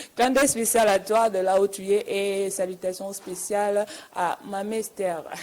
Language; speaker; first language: French; non-native, local second language; Lingala